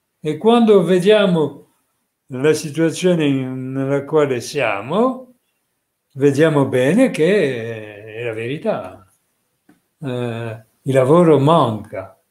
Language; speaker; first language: Italian; non-native, fluent; French